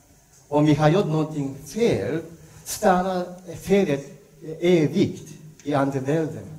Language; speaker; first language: Swedish; non-native, learner; Japanese